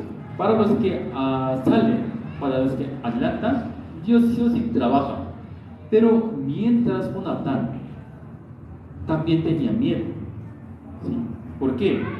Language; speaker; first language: Spanish; non-native, learner; Korean